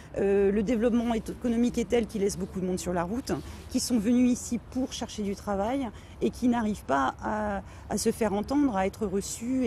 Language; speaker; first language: French; native; French